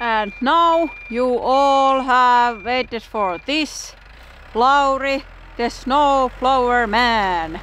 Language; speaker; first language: English; non-native, fluent; Finnish